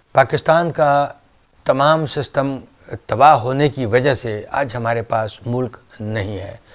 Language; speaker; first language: Urdu; native; Urdu